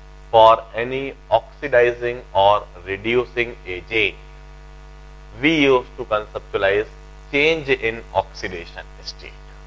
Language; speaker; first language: English; non-native, local second language; Hindi